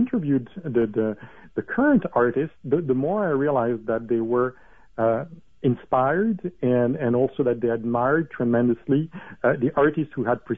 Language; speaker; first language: English; non-native, fluent; French